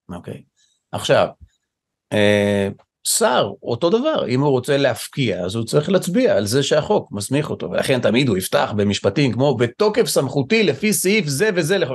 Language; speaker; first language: Hebrew; native; Hebrew